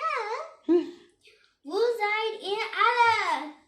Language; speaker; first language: German; non-native, learner; Vietnamese